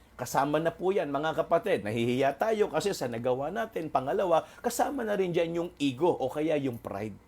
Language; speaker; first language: Filipino; non-native, local second language; Waray